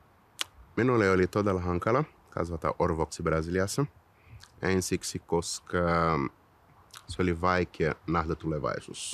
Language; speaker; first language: Finnish; non-native, fluent; Portuguese